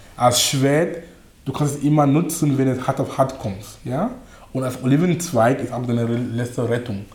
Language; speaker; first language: German; non-native, fluent; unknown